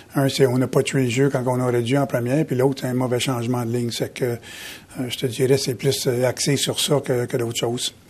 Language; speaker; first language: French; native; French